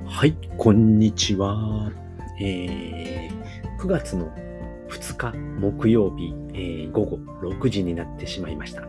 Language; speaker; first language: Japanese; native; Japanese